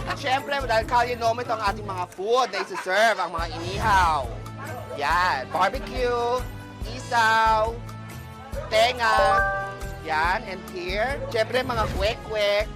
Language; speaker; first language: Filipino; native; Filipino